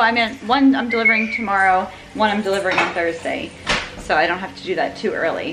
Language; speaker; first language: English; native; English